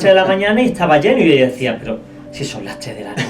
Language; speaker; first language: Spanish; native; Spanish